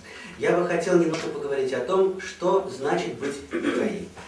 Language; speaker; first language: Russian; native; Russian